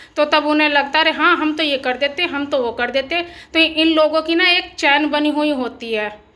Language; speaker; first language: Hindi; native; Hindi